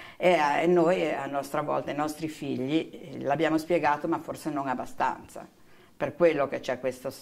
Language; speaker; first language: Italian; native; Italian